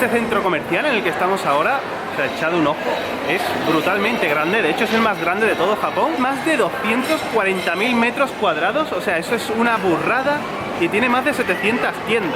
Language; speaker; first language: Spanish; native; Spanish